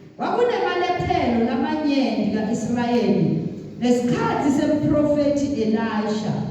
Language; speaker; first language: Zulu; non-native, local second language; Swati